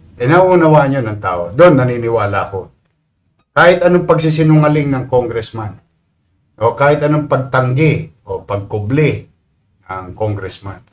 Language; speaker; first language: Filipino; native; Filipino